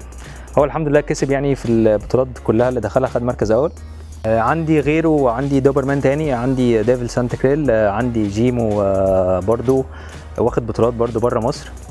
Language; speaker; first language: Arabic; native; Arabic